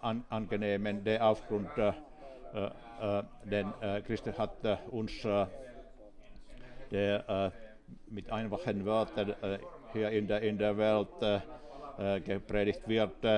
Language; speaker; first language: German; non-native, fluent; Finnish